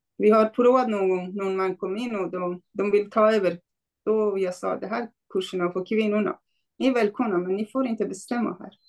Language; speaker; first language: Swedish; non-native, fluent; Kurdish